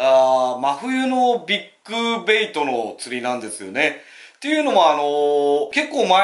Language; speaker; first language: Japanese; native; Japanese